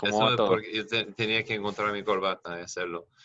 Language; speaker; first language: Spanish; non-native, learner; English